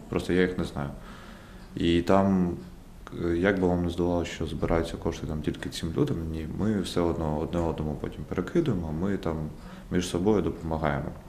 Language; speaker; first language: Ukrainian; non-native, local second language; Russian